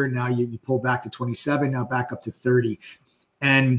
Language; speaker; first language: English; native; English